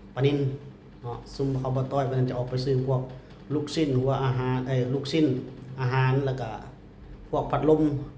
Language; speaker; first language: Lao; non-native, local second language; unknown